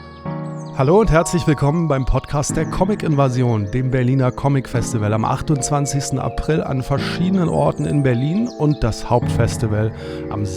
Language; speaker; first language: German; native; German